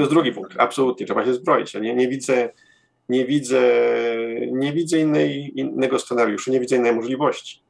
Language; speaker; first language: Polish; early bilingual, heritage; Polish